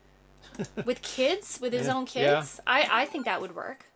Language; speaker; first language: English; native; English